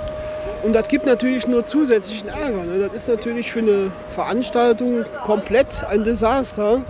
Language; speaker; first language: German; native; German